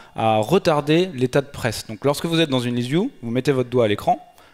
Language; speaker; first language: French; native; French